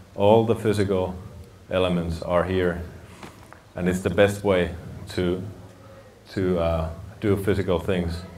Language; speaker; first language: English; non-native, fluent; Finnish